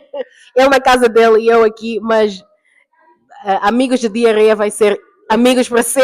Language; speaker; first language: Portuguese; non-native, fluent; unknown